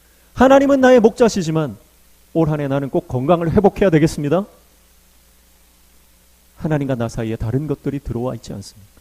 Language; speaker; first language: Korean; native; Korean